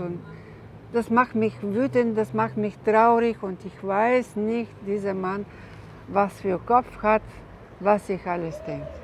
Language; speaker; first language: German; non-native, fluent; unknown